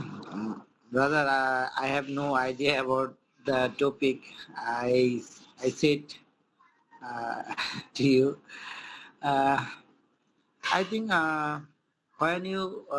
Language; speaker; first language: English; non-native, local second language; Bangla